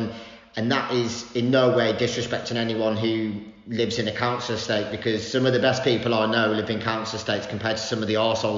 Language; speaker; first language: English; native; English